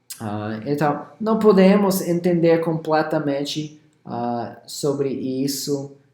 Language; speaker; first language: Portuguese; non-native, fluent; English